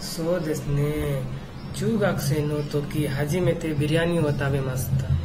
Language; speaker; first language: Japanese; non-native, learner; Nepali